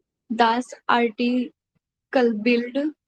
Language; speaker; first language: German; non-native, learner; Hindi